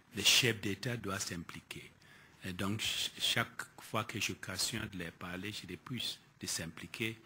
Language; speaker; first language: French; non-native, fluent; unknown